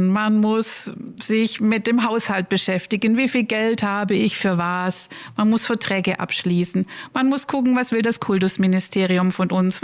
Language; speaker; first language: German; native; German